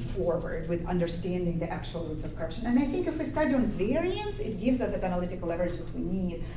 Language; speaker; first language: English; non-native, fluent; Ukrainian